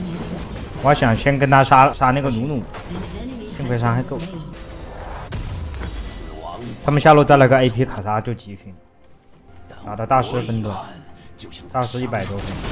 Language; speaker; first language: Chinese; native; Chinese